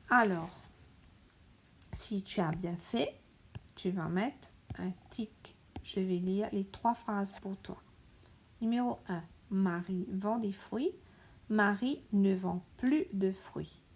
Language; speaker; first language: French; non-native, local second language; Morisyen